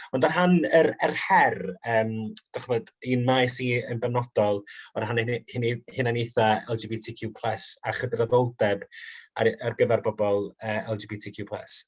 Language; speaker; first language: Welsh; native; Welsh